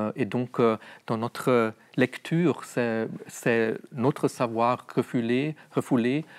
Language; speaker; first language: French; non-native, fluent; German